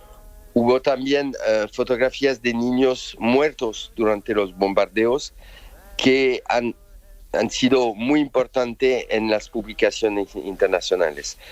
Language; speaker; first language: Spanish; non-native, fluent; French